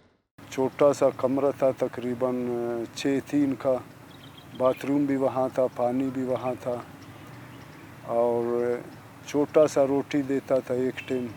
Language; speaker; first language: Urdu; non-native, local second language; Baluchi